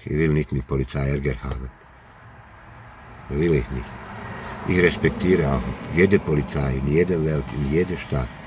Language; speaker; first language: German; non-native, learner; Croatian